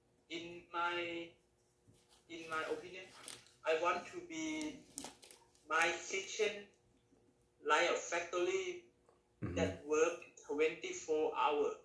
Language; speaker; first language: English; non-native, learner; Thai